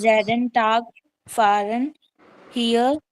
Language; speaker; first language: German; non-native, learner; Hindi